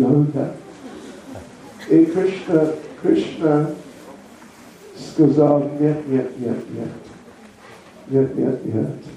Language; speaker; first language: Russian; non-native, learner; English